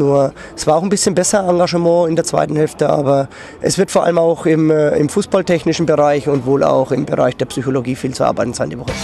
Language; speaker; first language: German; native; German